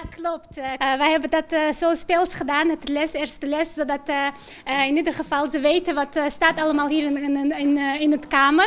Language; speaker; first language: Dutch; non-native, local second language; Ukrainian